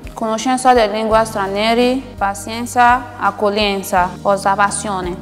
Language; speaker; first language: Italian; non-native, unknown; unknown